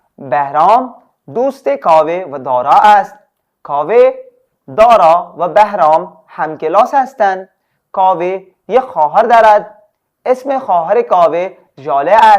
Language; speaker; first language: Persian; non-native, fluent; Urdu